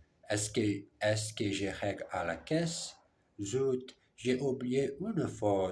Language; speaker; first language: French; non-native, learner; Portuguese